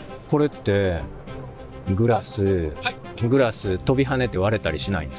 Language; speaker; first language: Japanese; native; Japanese